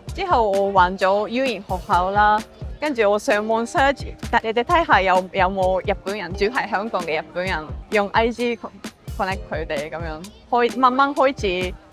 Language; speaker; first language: Cantonese; non-native, fluent; Japanese